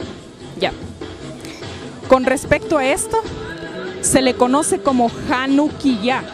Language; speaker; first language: Spanish; native; Spanish